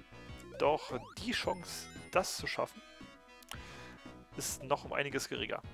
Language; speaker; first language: German; native; German